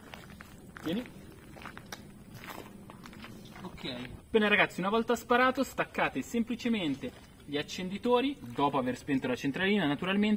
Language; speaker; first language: Italian; native; Italian